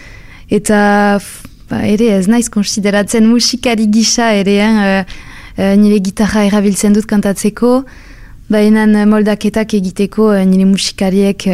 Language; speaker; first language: Basque; non-native, local second language; French